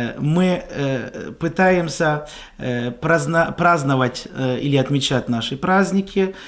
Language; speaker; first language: Russian; non-native, fluent; Arabic